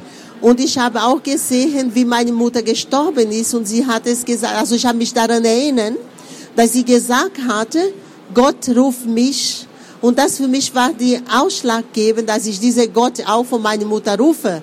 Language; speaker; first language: German; non-native, fluent; Portuguese